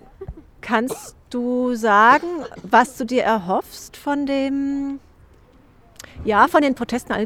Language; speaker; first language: German; native; German